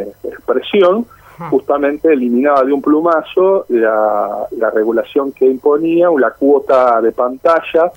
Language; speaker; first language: Spanish; native; Spanish